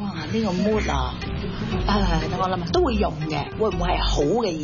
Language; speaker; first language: Chinese; native; Chinese